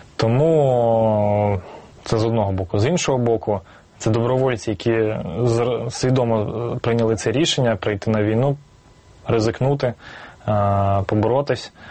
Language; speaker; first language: Ukrainian; native; Ukrainian